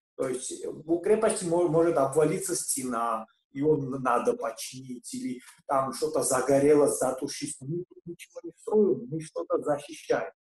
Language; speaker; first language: Russian; non-native, fluent; Georgian